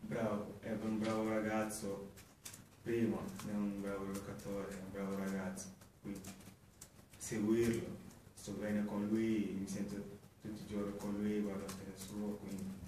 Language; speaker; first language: Italian; non-native, fluent; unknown